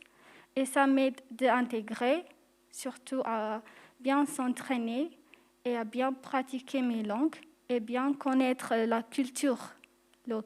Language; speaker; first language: French; non-native, fluent; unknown